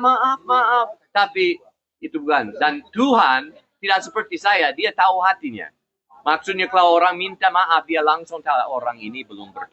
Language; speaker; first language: Indonesian; non-native, fluent; English